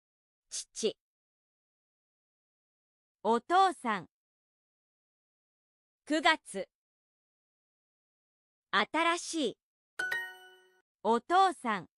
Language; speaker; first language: Japanese; non-native, learner; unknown